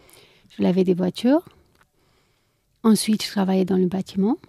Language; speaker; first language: French; non-native, fluent; Romanian